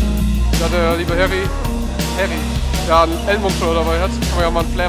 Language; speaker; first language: German; native; German